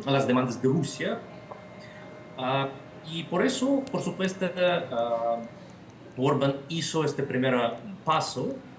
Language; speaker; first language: Spanish; non-native, fluent; Russian